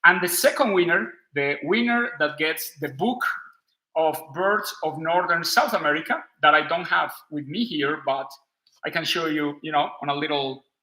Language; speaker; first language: English; non-native, fluent; Spanish